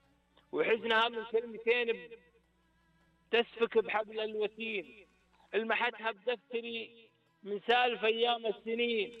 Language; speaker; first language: Arabic; native; Arabic